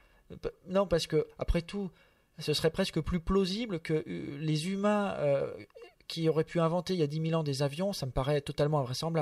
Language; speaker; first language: French; native; French